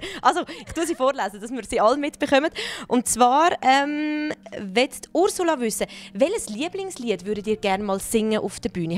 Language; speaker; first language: German; native; German